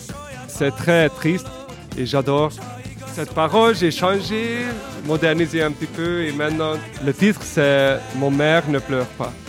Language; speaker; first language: French; non-native, fluent; Hungarian